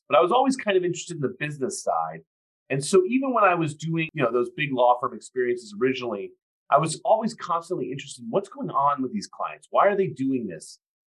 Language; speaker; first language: English; native; English